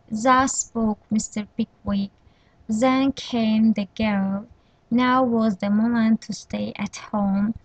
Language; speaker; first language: English; non-native, fluent; Azerbaijani